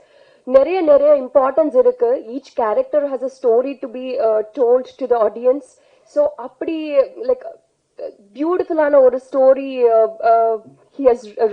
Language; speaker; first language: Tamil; non-native, learner; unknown